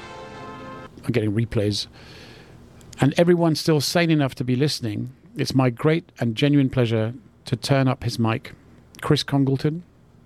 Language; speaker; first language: English; non-native, local second language; French